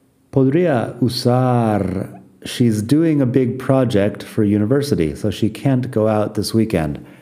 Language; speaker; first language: English; native; English